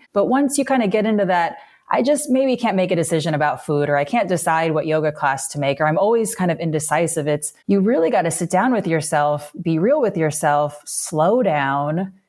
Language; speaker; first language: English; native; English